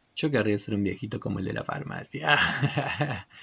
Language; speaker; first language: Spanish; native; Spanish